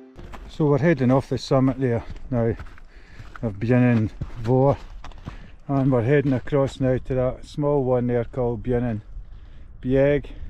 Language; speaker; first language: English; native; English